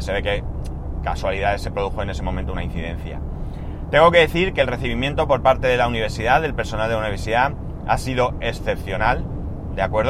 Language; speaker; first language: Spanish; native; Spanish